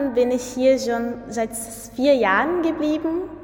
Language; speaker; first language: German; non-native, fluent; Portuguese